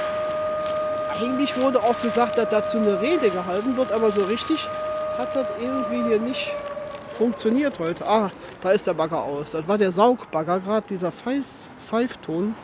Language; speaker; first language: German; native; German